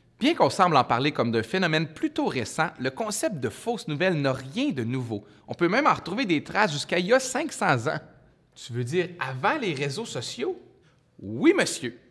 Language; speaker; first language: French; native; French